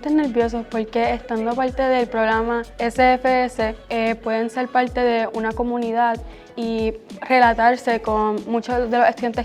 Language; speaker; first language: Spanish; native; Spanish